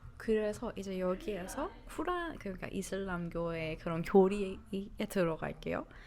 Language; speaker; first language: Korean; non-native, fluent; Persian